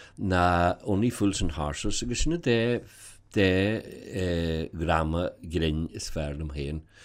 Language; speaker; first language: Irish; native; Irish